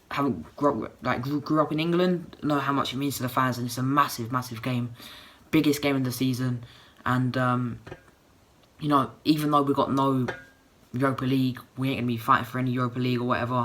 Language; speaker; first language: English; native; English